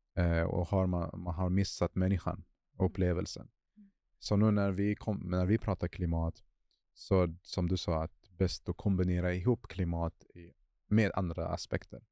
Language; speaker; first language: Swedish; non-native, fluent; Arabic